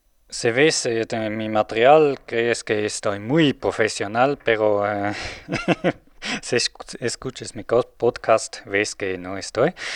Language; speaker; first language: Spanish; non-native, learner; Swiss German